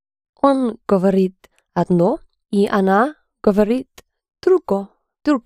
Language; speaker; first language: Russian; non-native, learner; English